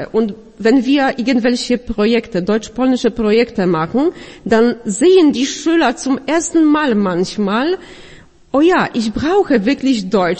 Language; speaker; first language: German; non-native, fluent; Polish